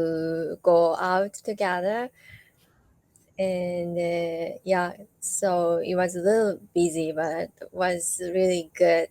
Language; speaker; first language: English; non-native, learner; Japanese